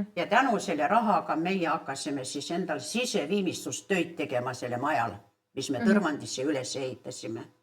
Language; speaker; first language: Estonian; early bilingual, heritage; Estonian